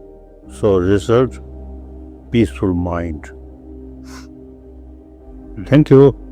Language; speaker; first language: English; non-native, learner; Tibetan